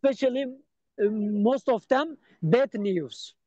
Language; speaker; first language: English; non-native, learner; Turkish